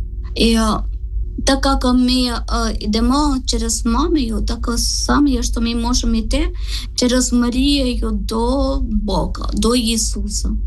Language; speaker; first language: Ukrainian; non-native, learner; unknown